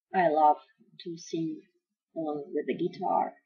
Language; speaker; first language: English; non-native, fluent; Russian